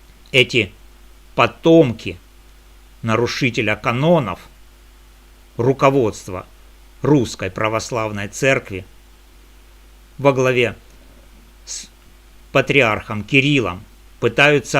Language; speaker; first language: Russian; native; Russian